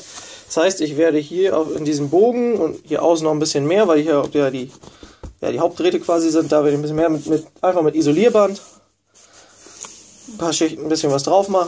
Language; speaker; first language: German; native; German